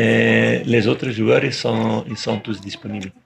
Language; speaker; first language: French; non-native, fluent; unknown